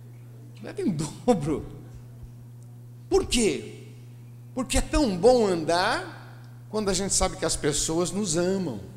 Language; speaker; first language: Portuguese; native; Portuguese